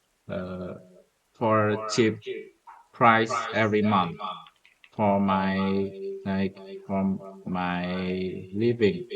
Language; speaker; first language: English; non-native, learner; Vietnamese